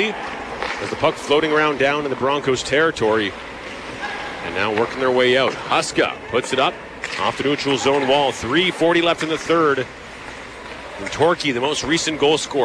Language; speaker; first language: English; native; English